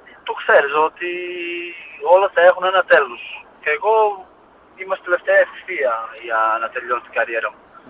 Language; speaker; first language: Greek; non-native, fluent; Portuguese